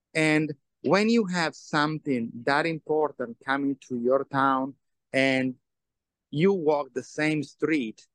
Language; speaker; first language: English; non-native, fluent; Italian